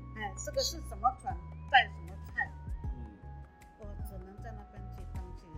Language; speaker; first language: Chinese; non-native, local second language; Amis